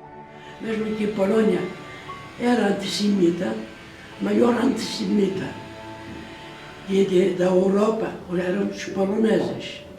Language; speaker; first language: Portuguese; non-native, fluent; Polish